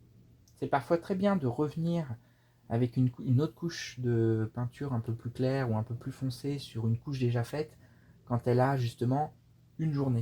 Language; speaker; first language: French; native; French